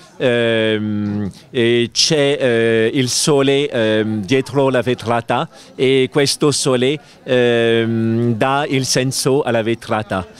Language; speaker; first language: Italian; non-native, learner; French